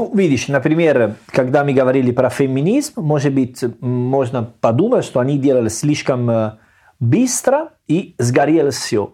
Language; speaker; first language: Russian; non-native, learner; Italian